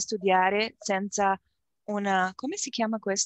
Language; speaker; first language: Italian; non-native, learner; Portuguese